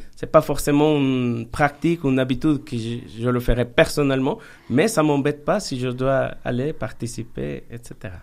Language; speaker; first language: French; non-native, fluent; Spanish